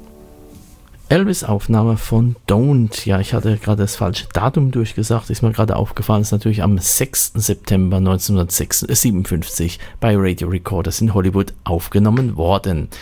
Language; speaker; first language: German; native; German